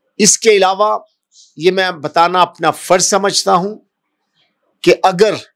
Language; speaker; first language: Urdu; non-native, local second language; Punjabi